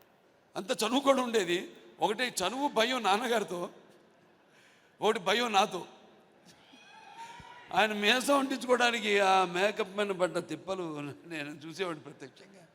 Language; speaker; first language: Telugu; native; Telugu